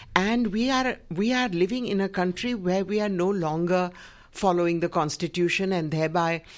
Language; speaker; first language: English; non-native, local second language; Gujarati